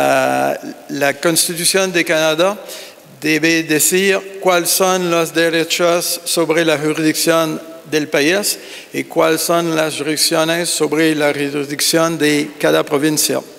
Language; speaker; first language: Spanish; non-native, learner; French